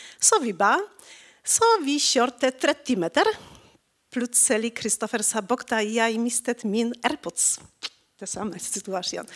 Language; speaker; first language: Norwegian; non-native, learner; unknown